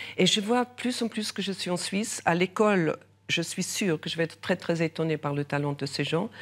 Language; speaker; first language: French; non-native, local second language; German